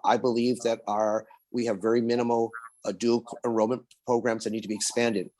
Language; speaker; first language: English; early bilingual, other home language; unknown